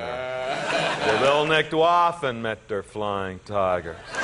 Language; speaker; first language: English; native; English